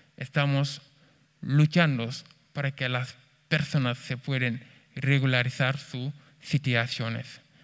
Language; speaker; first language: Spanish; non-native, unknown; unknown